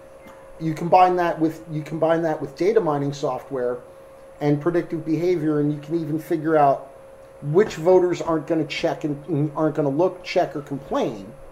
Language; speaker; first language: English; native; English